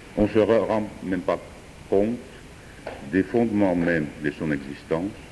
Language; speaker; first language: French; non-native, fluent; Georgian